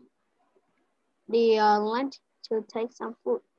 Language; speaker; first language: English; non-native, learner; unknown